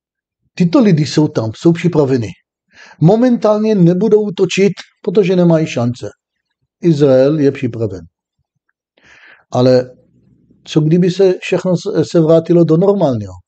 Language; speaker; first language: Czech; non-native, fluent; Hebrew